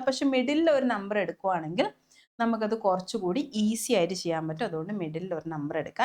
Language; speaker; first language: Malayalam; native; Malayalam